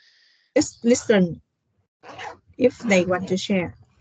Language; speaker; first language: English; non-native, learner; Vietnamese